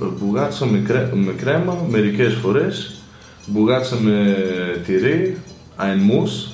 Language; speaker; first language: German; early bilingual, other home language; Greek